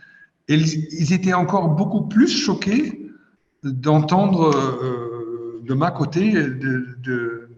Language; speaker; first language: French; non-native, fluent; German